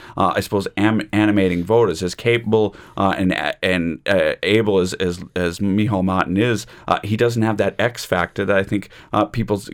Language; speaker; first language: English; native; English